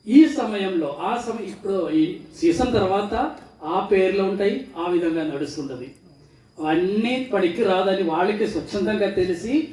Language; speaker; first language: Telugu; non-native, fluent; Malayalam